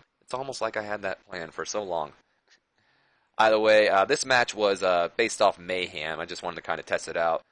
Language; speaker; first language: English; native; English